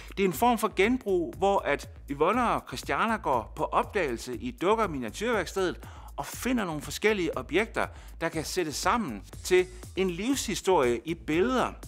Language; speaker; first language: Danish; native; Danish